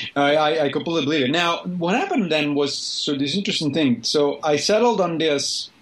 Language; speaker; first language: English; non-native, fluent; Italian